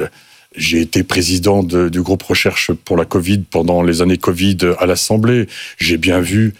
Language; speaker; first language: French; native; French